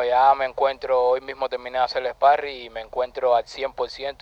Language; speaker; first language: Spanish; native; Spanish